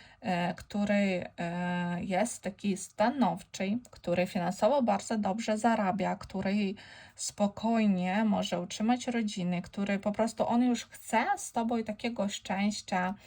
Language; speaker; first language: Polish; non-native, fluent; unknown